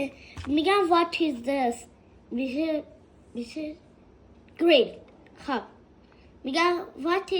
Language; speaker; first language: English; non-native, learner; Persian